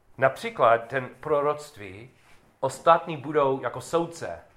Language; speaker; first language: Czech; non-native, learner; English